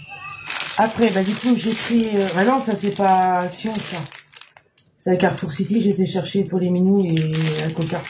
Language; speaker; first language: French; native; French